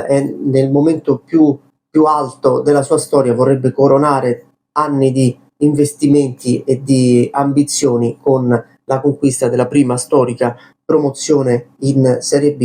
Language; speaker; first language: Italian; native; Italian